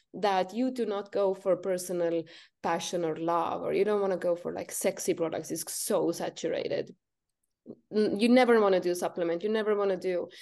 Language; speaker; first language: English; non-native, fluent; Estonian